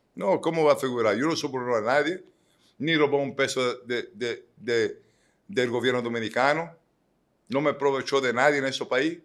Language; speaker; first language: Spanish; non-native, fluent; Italian